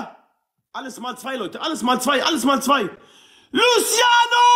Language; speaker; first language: German; non-native, local second language; Arabic